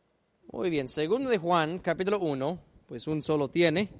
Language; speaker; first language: Spanish; native; Spanish